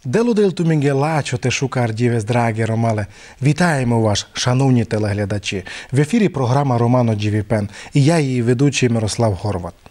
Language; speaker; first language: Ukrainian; non-native, local second language; Romany